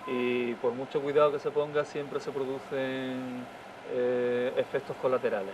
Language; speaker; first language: Spanish; native; Spanish